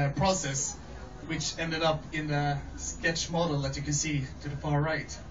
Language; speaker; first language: English; non-native, fluent; Swedish